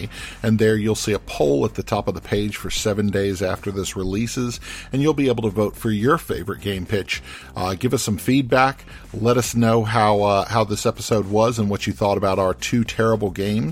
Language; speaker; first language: English; native; English